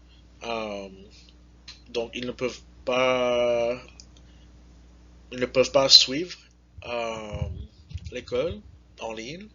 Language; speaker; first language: French; non-native, learner; English